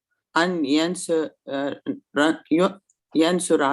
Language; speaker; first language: Arabic; non-native, learner; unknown